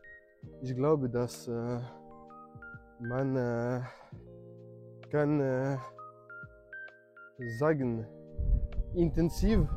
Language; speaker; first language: German; non-native, learner; French